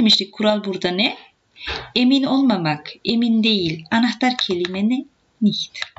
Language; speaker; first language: Turkish; native; Turkish